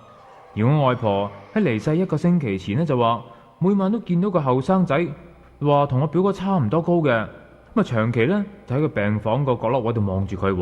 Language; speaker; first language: Cantonese; native; Cantonese